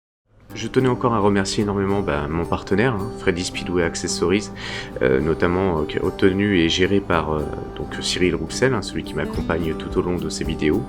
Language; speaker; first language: French; native; French